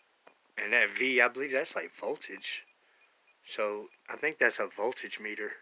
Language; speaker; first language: English; native; English